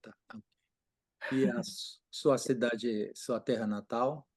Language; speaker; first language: Portuguese; non-native, fluent; Japanese